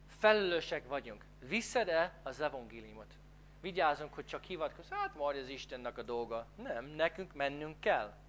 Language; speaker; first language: Hungarian; non-native, fluent; English